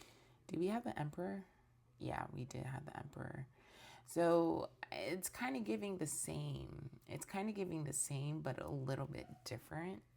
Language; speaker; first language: English; native; English